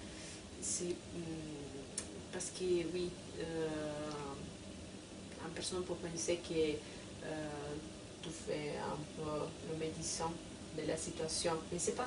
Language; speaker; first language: French; non-native, fluent; Italian